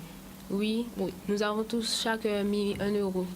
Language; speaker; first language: French; native; French